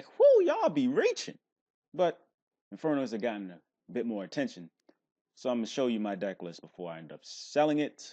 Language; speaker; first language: English; native; English